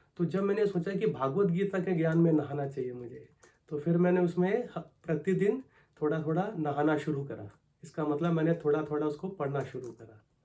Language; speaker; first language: Hindi; native; Hindi